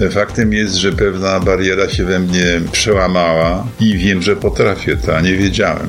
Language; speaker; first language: Polish; native; Polish